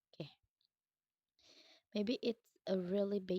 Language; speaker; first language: English; non-native, fluent; Indonesian